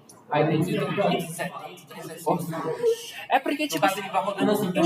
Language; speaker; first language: Portuguese; native; Portuguese